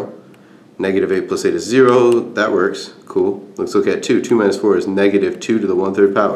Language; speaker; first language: English; native; English